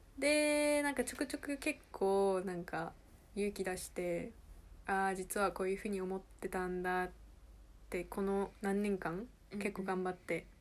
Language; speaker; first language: Japanese; early bilingual, heritage; Japanese